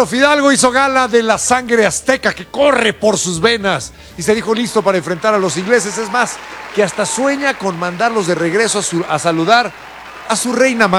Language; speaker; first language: Spanish; native; Spanish